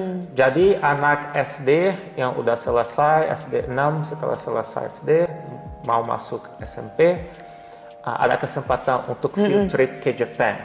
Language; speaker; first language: Indonesian; non-native, learner; Portuguese